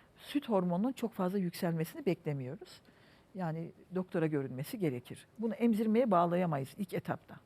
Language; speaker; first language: Turkish; native; Turkish